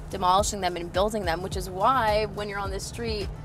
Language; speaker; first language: English; native; English